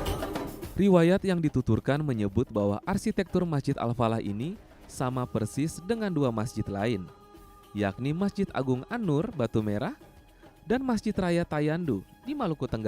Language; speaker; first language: Indonesian; native; Indonesian